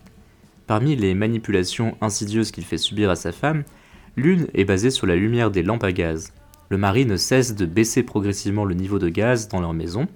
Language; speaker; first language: French; native; French